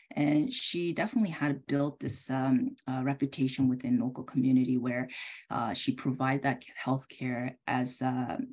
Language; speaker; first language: English; early bilingual, other home language; Korean